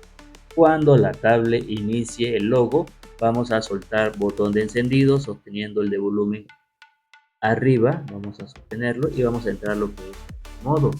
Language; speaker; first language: Spanish; native; Spanish